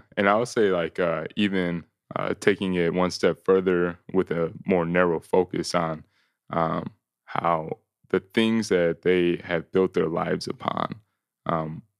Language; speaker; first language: English; native; English